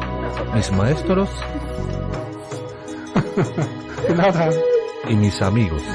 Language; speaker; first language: Spanish; non-native, fluent; Japanese